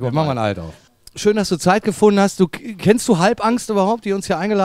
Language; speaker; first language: German; native; German